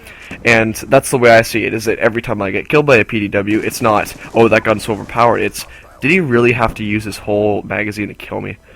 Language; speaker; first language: English; native; English